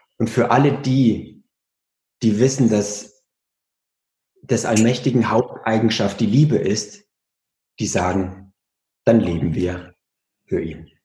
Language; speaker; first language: German; early bilingual, other home language; Italian